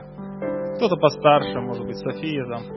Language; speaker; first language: Russian; native; Russian